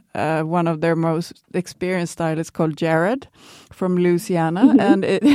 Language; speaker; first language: English; non-native, fluent; Swedish